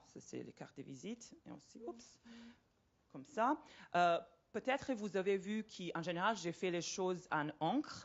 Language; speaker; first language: French; non-native, fluent; Serbian